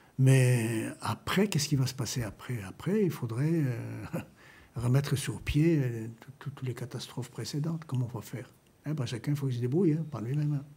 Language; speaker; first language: French; non-native, fluent; Greek